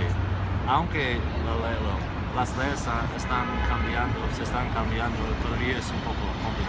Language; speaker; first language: Spanish; non-native, fluent; English